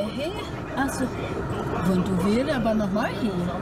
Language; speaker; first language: German; non-native, learner; Portuguese